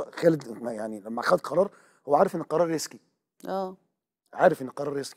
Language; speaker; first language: Arabic; native; Arabic